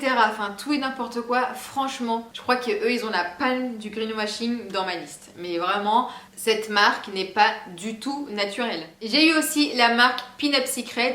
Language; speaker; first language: French; native; French